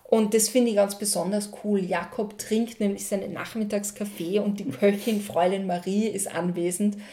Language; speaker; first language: German; native; German